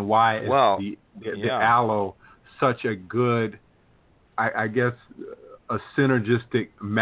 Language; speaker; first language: English; native; English